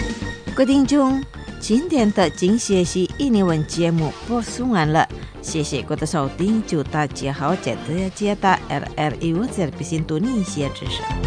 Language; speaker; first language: Chinese; non-native, learner; Indonesian